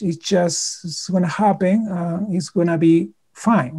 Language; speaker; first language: English; non-native, fluent; Spanish